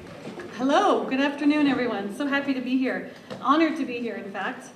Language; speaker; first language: English; native; English